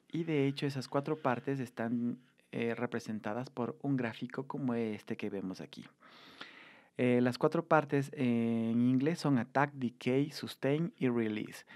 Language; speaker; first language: Spanish; native; Spanish